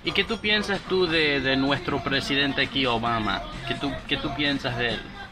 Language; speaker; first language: Spanish; early bilingual, heritage; Spanish